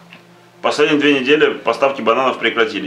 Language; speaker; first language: Russian; native; Russian